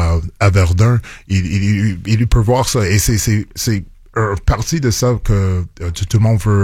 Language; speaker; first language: French; non-native, local second language; English